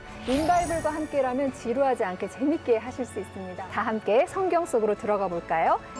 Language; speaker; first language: Korean; native; Korean